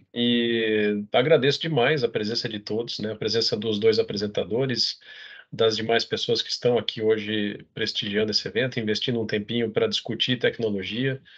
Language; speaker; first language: Portuguese; native; Portuguese